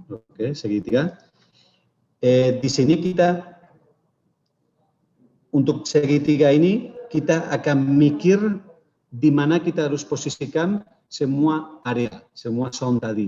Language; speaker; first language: Indonesian; non-native, fluent; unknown